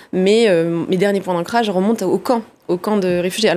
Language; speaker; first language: French; early bilingual, other home language; Arabic